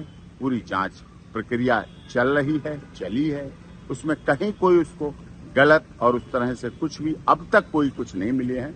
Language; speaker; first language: Hindi; native; Hindi